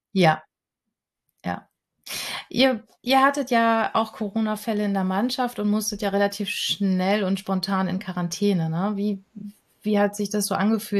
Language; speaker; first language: German; native; German